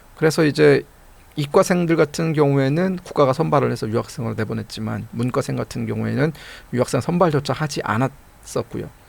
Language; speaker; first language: Korean; native; Korean